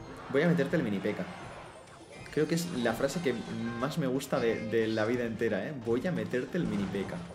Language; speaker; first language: Spanish; native; Spanish